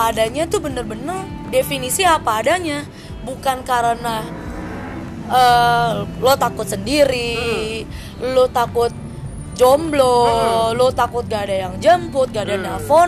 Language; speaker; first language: Indonesian; native; Indonesian